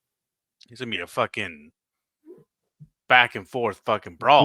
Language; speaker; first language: English; native; English